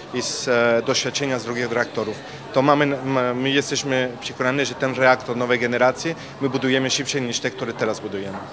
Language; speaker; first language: Polish; non-native, learner; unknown